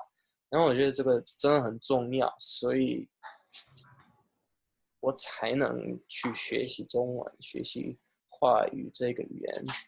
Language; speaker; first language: Chinese; non-native, fluent; English